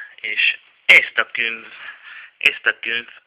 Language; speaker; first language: Hungarian; non-native, learner; Czech